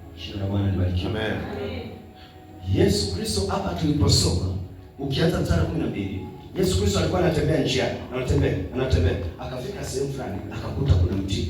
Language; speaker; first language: Swahili; native; Swahili